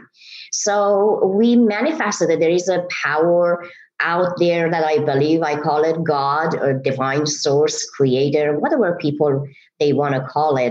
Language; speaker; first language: English; non-native, fluent; Persian